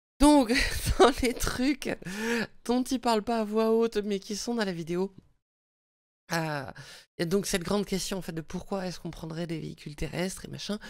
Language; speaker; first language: French; native; French